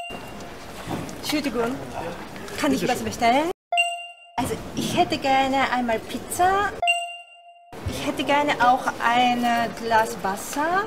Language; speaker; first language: German; non-native, fluent; Japanese